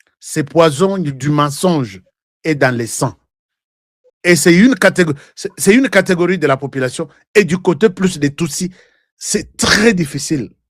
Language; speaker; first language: French; non-native, local second language; Lingala